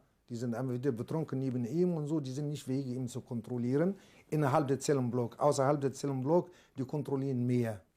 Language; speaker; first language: German; non-native, learner; Arabic